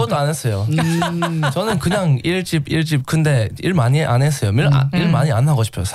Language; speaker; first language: Korean; non-native, learner; English